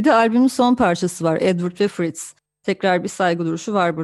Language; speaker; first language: Turkish; native; Turkish